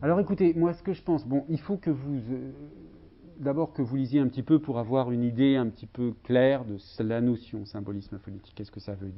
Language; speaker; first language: French; native; French